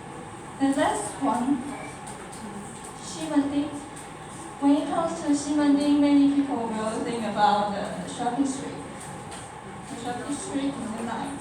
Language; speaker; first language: English; non-native, learner; Chinese